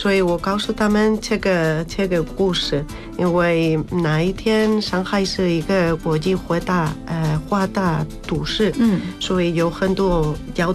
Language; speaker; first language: Chinese; non-native, learner; Spanish